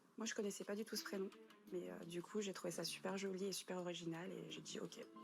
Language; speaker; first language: French; native; French